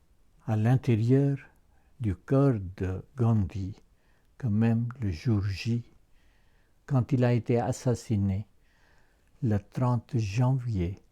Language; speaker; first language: French; non-native, fluent; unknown